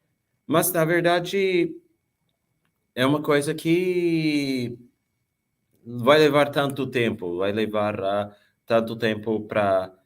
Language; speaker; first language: Portuguese; non-native, fluent; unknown